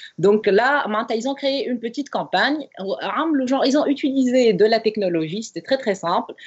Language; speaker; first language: French; non-native, local second language; Arabic